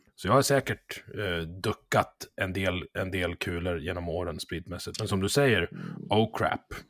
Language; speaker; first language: Swedish; native; Swedish